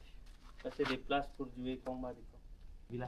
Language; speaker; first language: French; non-native, learner; Balinese